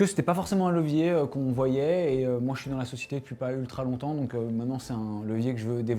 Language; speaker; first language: French; native; French